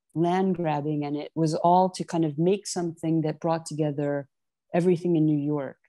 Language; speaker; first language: English; native; English